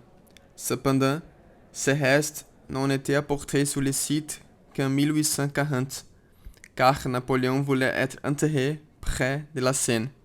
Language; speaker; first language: French; non-native, learner; Portuguese